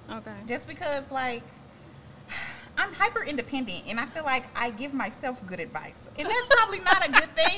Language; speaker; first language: English; native; English